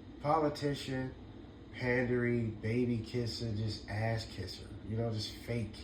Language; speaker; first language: English; native; English